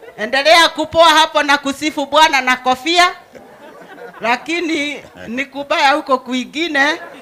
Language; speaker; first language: Swahili; non-native, local second language; Kikuyu